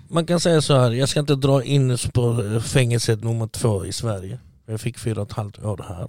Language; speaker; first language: Swedish; early bilingual, other home language; Arabic